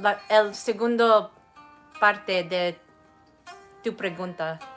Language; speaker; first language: Spanish; non-native, learner; English